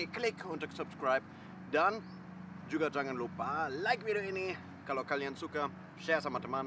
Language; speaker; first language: Indonesian; non-native, fluent; German